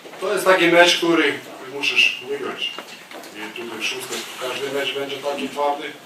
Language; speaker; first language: Polish; non-native, learner; Lithuanian